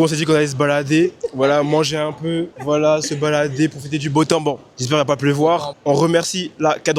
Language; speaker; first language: French; native; French